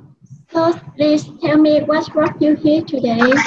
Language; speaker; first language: English; non-native, learner; Vietnamese